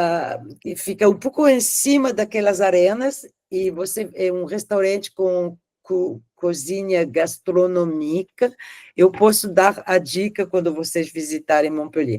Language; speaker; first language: Portuguese; non-native, fluent; French